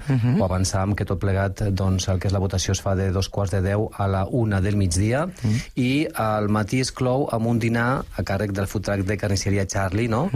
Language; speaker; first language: Catalan; native; Catalan